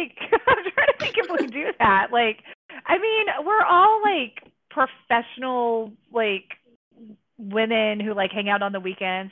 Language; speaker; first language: English; native; English